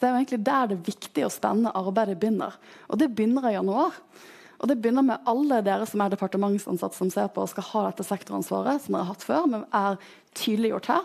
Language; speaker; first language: Norwegian; native; Norwegian